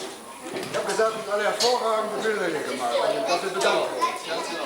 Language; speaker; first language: German; non-native, fluent; Lithuanian